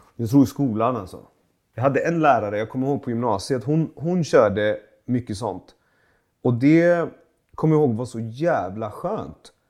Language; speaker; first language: Swedish; early bilingual, other home language; Persian